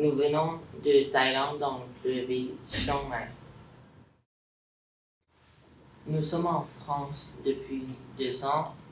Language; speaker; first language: French; non-native, learner; Thai